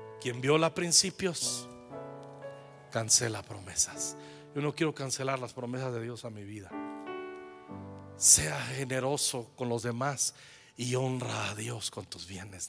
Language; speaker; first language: Spanish; native; Spanish